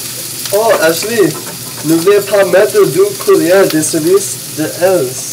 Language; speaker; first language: French; non-native, learner; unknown